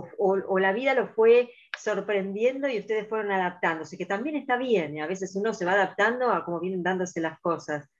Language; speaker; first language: Spanish; native; Spanish